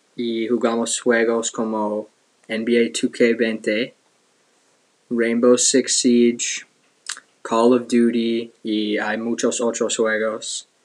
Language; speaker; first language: Spanish; non-native, learner; English